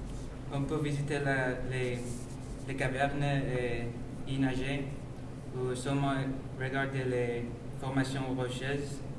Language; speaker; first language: French; non-native, learner; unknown